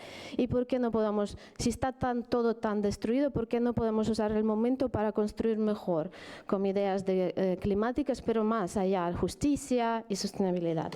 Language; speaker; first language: Spanish; non-native, fluent; Ukrainian